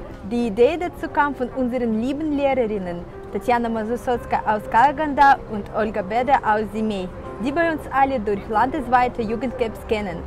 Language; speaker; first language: German; non-native, fluent; Russian